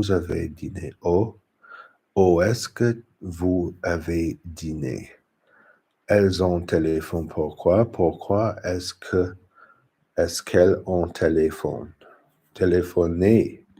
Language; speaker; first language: French; non-native, learner; English